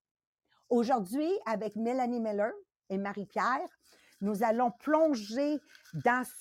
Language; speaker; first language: French; native; French